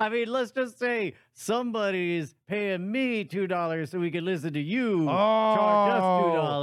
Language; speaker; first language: English; native; English